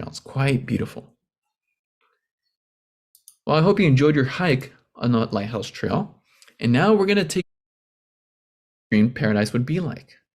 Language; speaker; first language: English; native; English